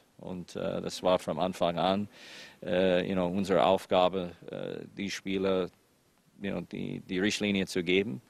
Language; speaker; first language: German; non-native, fluent; English